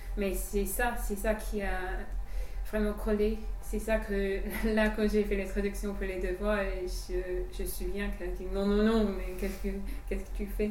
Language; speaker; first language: French; non-native, fluent; English